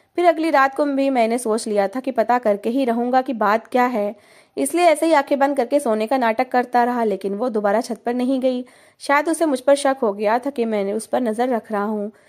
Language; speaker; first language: Hindi; native; Hindi